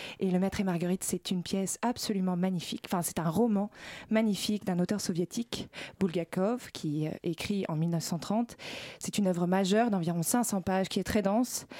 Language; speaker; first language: French; native; French